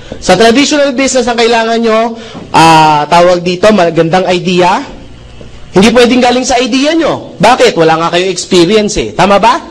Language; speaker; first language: Filipino; non-native, local second language; Cebuano